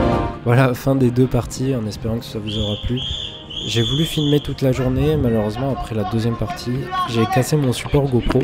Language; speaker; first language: French; native; French